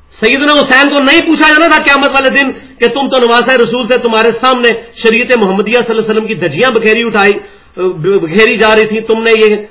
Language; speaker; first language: Urdu; non-native, local second language; Punjabi